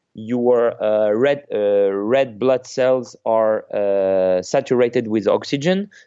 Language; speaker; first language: English; non-native, fluent; French